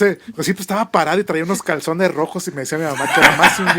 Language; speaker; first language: Spanish; native; Spanish